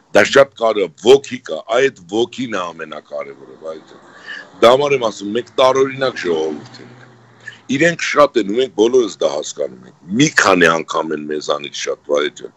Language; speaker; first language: Armenian; native; Armenian